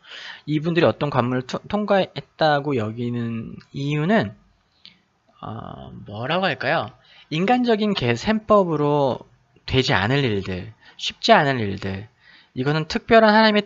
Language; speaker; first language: Korean; native; Korean